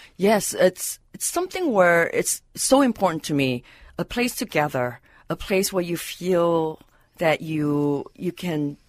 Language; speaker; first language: English; non-native, local second language; Cantonese